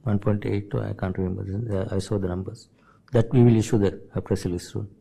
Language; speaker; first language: English; non-native, local second language; Sinhala